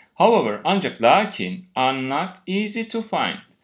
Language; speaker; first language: English; non-native, fluent; Turkish